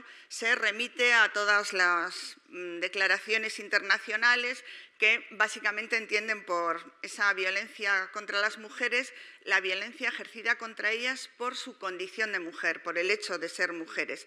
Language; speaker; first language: Spanish; native; Spanish